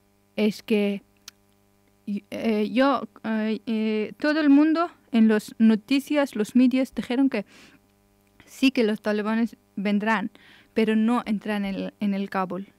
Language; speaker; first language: Spanish; non-native, learner; Persian